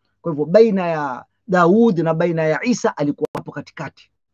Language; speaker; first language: Swahili; native; Swahili